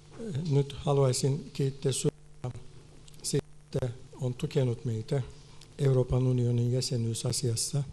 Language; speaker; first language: Finnish; non-native, fluent; Turkish